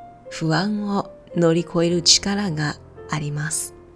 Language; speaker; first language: Japanese; native; Japanese